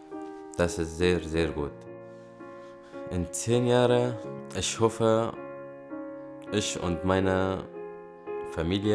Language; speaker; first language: German; non-native, learner; Arabic